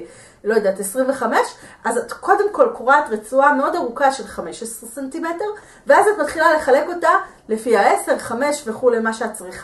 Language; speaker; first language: Hebrew; native; Hebrew